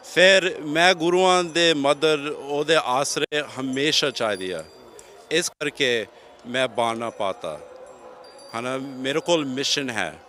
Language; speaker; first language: Punjabi; non-native, learner; English